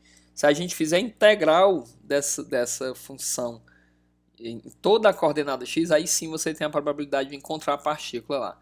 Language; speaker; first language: Portuguese; native; Portuguese